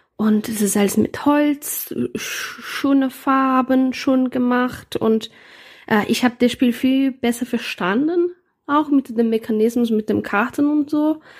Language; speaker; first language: German; non-native, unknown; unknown